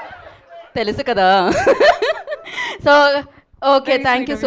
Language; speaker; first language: Telugu; native; Telugu